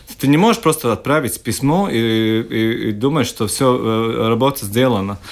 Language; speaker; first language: Russian; non-native, local second language; Latvian